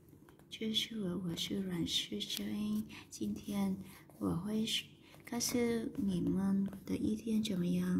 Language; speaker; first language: Chinese; non-native, learner; Vietnamese